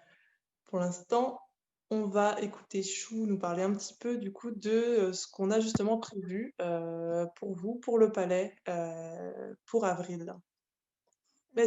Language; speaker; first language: French; native; French